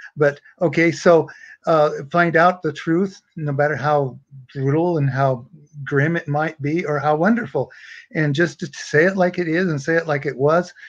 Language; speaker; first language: English; native; English